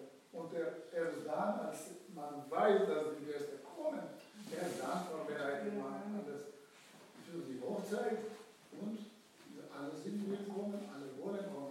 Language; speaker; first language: German; non-native, fluent; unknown